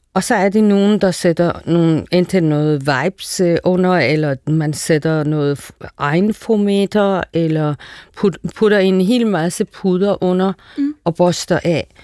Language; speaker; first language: Danish; non-native, fluent; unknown